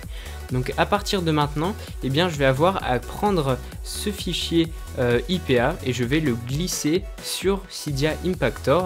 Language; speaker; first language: French; native; French